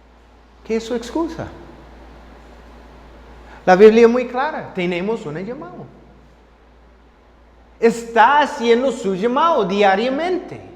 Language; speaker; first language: Spanish; non-native, fluent; English